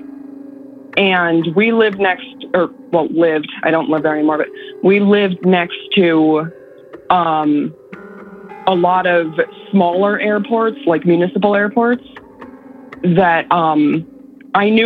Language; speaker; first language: English; native; English